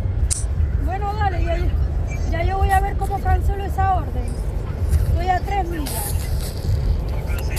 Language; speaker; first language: Spanish; native; Spanish